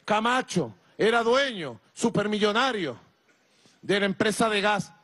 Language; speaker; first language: Spanish; native; Spanish